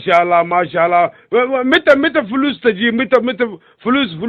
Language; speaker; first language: Arabic; non-native, learner; Somali